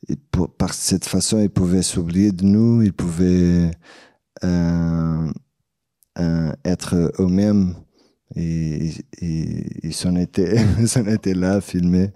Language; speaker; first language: French; non-native, fluent; Portuguese